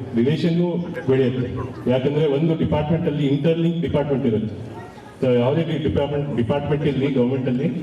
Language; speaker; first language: Kannada; non-native, local second language; Lambadi